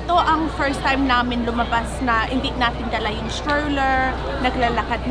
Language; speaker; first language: Filipino; early bilingual, heritage; Filipino